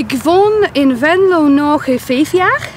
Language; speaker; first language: Dutch; non-native, learner; Polish